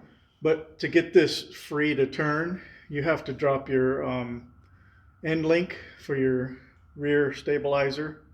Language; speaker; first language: English; native; English